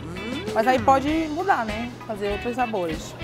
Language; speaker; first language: Portuguese; native; Portuguese